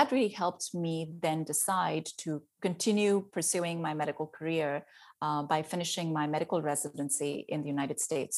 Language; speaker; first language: English; non-native, local second language; Hindi